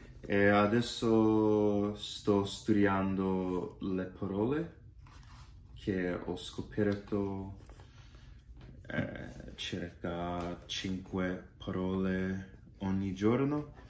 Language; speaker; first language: Italian; non-native, learner; English